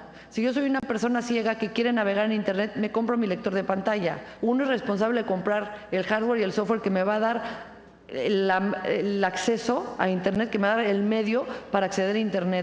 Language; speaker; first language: Spanish; native; Spanish